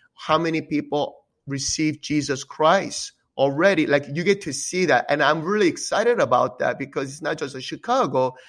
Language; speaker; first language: English; early bilingual, other home language; Korean